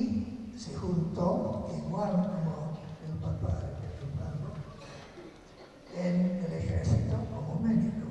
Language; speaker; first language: Spanish; non-native, fluent; English